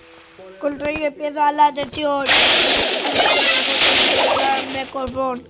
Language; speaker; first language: Spanish; native; Spanish